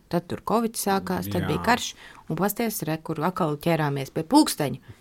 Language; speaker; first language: Latvian; native; Latvian